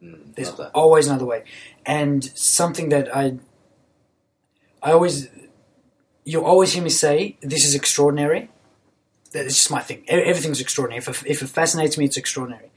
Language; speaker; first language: English; native; English